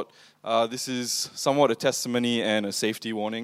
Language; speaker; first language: English; non-native, local second language; Tamil